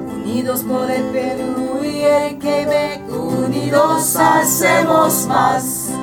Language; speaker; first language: Spanish; non-native, learner; French